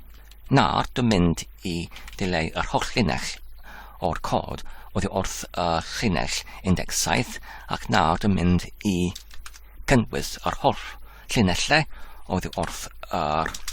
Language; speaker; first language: Welsh; non-native, learner; English